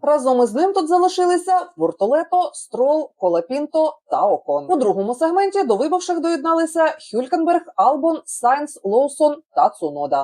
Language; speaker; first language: Ukrainian; native; Ukrainian